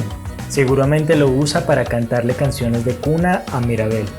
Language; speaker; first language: Spanish; native; Spanish